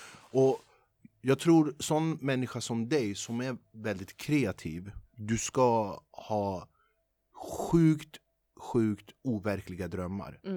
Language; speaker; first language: Swedish; early bilingual, other home language; Kurdish